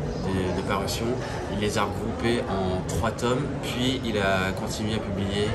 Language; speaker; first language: French; native; French